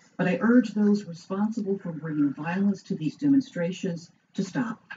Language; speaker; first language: English; native; English